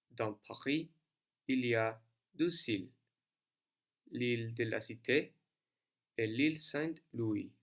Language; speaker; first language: French; non-native, learner; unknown